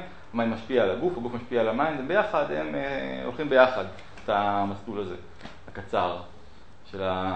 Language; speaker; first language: Hebrew; native; Hebrew